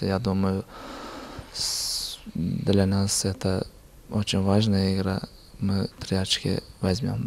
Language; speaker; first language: Russian; non-native, learner; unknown